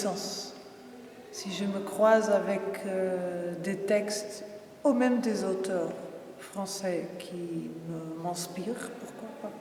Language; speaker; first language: French; non-native, fluent; Portuguese